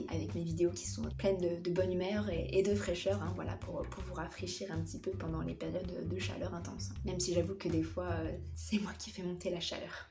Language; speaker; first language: French; native; French